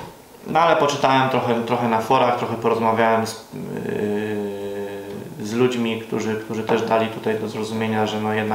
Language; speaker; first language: Polish; native; Polish